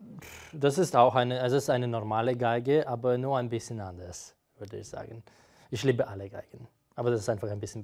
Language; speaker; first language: German; non-native, fluent; Russian